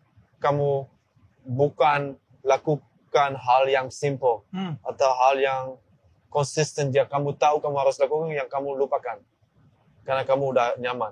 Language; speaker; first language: Indonesian; non-native, learner; Dutch